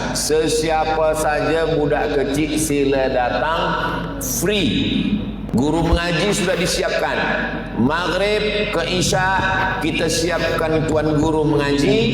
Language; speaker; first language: Malay; native; Malay